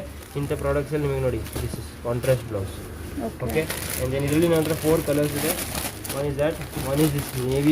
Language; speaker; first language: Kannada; non-native, local second language; Hindi